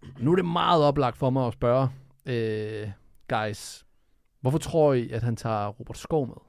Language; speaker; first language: Danish; early bilingual, other home language; Serbian